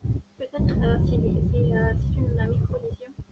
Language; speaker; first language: French; non-native, local second language; Arabic